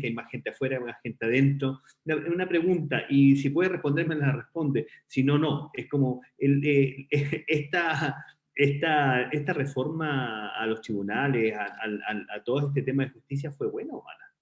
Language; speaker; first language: Spanish; native; Spanish